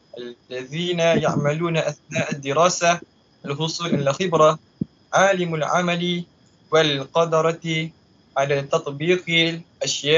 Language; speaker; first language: Arabic; non-native, learner; Malay